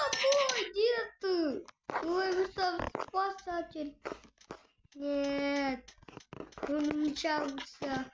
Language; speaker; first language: Russian; non-native, local second language; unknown